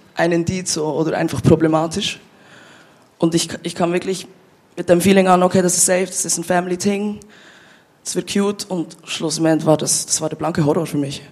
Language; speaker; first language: German; native; German